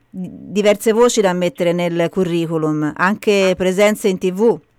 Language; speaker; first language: Italian; native; Italian